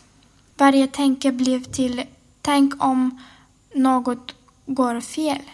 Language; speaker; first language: Swedish; non-native, fluent; Ukrainian